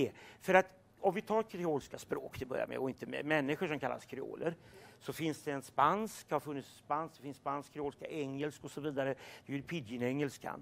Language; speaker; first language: Swedish; native; Swedish